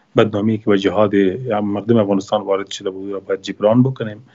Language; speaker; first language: Persian; native; Persian